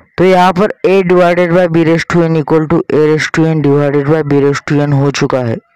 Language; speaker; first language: Hindi; non-native, local second language; Marathi